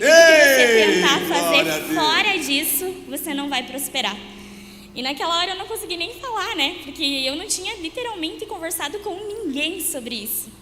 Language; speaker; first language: Portuguese; native; Portuguese